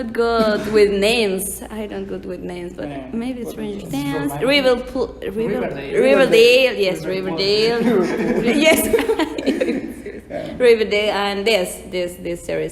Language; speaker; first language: English; non-native, learner; Spanish